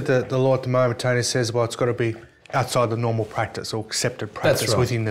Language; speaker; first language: English; native; English